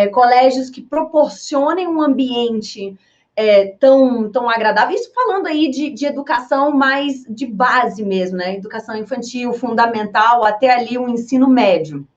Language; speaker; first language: Portuguese; early bilingual, other home language; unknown